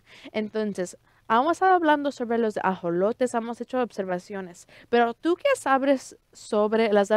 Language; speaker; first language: Spanish; early bilingual, heritage; Spanish